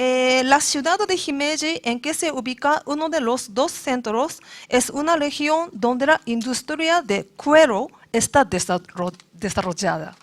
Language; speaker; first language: Spanish; non-native, learner; Japanese